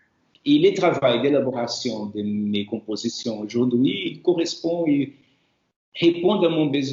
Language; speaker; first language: French; non-native, fluent; Portuguese